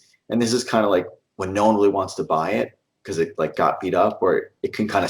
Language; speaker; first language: English; native; English